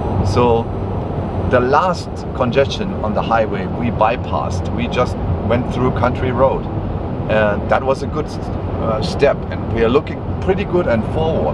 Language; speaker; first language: English; non-native, fluent; German